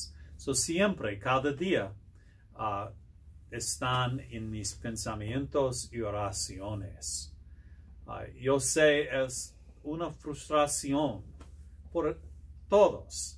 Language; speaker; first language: Spanish; non-native, learner; English